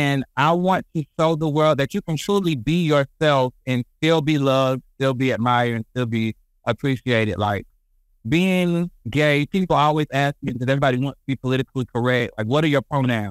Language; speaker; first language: English; native; English